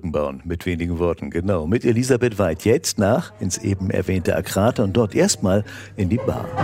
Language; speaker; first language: German; native; German